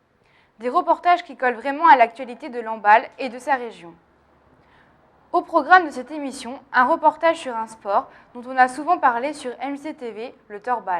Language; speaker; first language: French; native; French